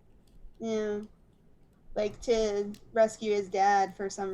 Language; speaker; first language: English; native; English